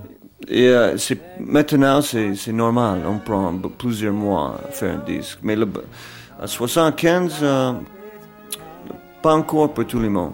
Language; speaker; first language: French; non-native, fluent; English